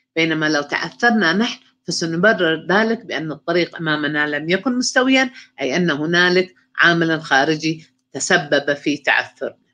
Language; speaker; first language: Arabic; native; Arabic